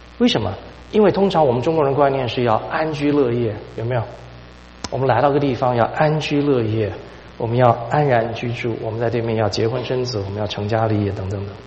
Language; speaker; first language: Chinese; native; Chinese